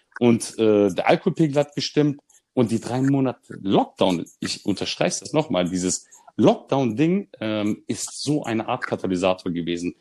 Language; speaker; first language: German; early bilingual, other home language; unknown